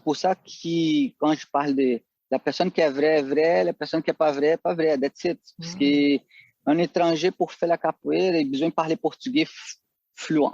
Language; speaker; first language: French; non-native, fluent; Portuguese